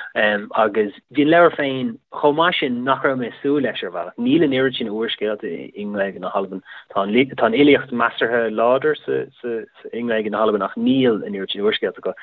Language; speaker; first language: Irish; native; Irish